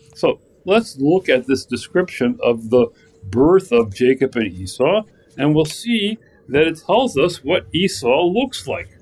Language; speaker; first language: English; native; English